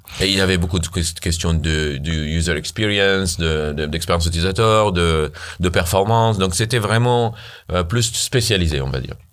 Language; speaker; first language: French; non-native, fluent; Arabic